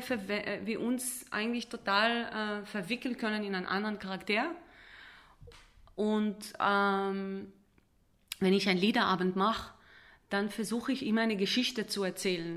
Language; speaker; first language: German; non-native, fluent; Hebrew